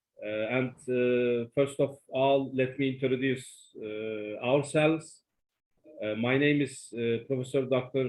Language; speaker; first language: English; non-native, learner; Turkish